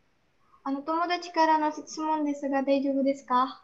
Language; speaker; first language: Japanese; non-native, learner; Indonesian